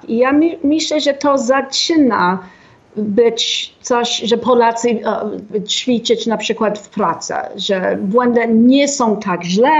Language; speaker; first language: Polish; non-native, fluent; English